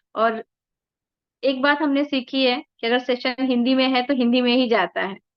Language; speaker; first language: Hindi; non-native, local second language; Marathi